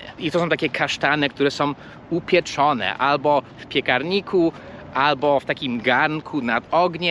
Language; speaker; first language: Polish; early bilingual, heritage; English